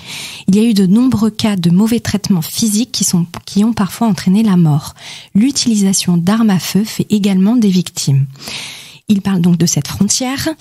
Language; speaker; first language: French; native; French